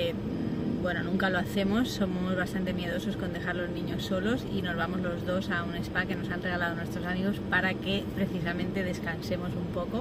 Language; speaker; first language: Spanish; native; Spanish